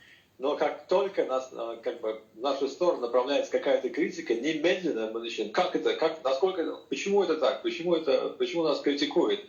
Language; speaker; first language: Russian; native; Russian